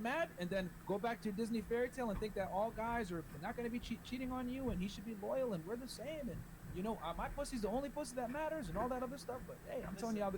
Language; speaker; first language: English; native; English